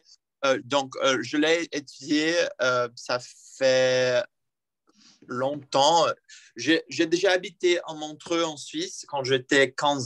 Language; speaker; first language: French; non-native, learner; Portuguese